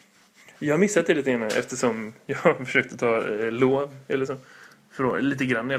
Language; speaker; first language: Swedish; native; Swedish